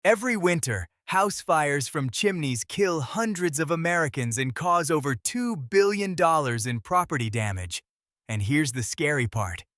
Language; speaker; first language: English; native; English